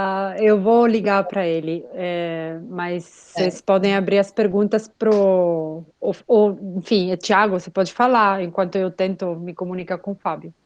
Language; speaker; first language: Portuguese; non-native, fluent; Italian